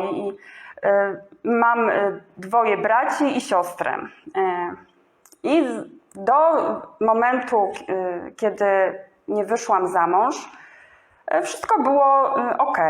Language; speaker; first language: Polish; native; Polish